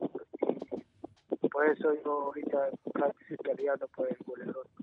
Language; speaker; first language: Spanish; non-native, learner; English